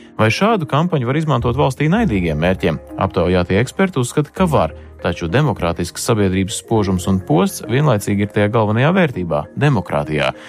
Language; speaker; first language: Latvian; native; Latvian